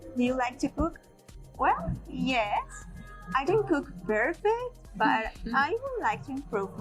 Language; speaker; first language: English; non-native, learner; Spanish